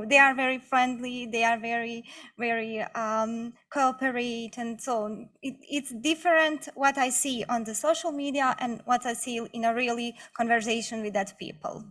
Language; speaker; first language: English; non-native, learner; Bosnian